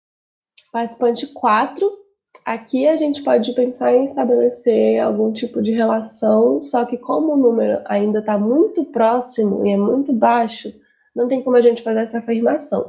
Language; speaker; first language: Portuguese; native; Portuguese